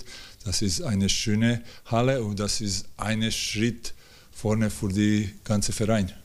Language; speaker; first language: German; non-native, fluent; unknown